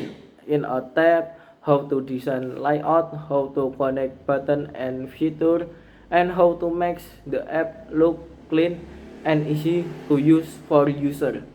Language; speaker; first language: English; non-native, learner; Indonesian